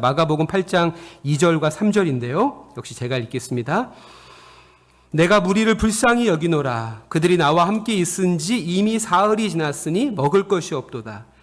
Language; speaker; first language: Korean; native; Korean